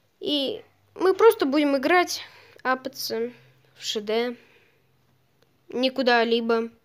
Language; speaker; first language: Russian; native; Russian